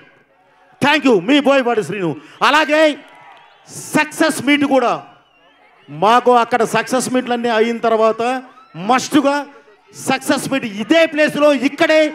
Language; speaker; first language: Telugu; native; Telugu